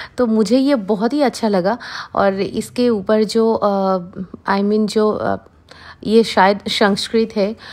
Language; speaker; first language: Hindi; non-native, local second language; Bangla